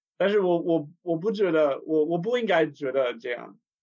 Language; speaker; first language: Chinese; non-native, learner; English